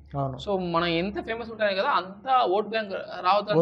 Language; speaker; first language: Telugu; non-native, local second language; Tamil